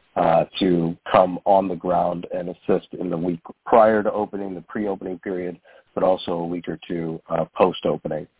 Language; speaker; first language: English; native; English